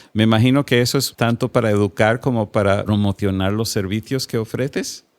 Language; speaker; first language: Spanish; non-native, fluent; English